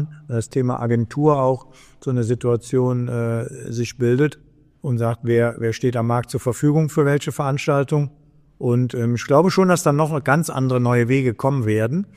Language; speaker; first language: German; native; German